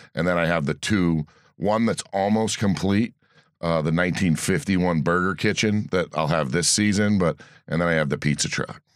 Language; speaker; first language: English; native; English